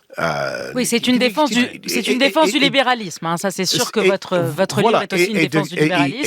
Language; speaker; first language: French; native; French